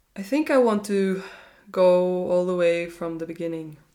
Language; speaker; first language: English; non-native, fluent; Norwegian